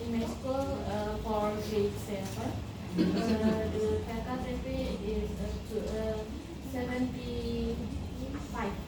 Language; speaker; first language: English; non-native, learner; Indonesian